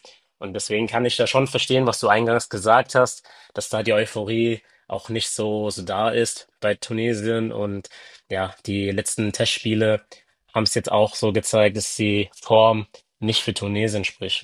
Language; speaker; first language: German; early bilingual, other home language; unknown